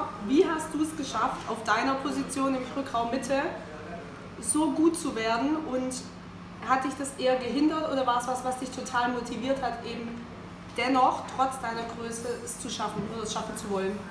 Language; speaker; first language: German; native; German